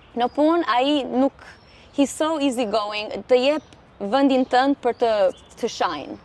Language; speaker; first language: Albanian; early bilingual, heritage; Albanian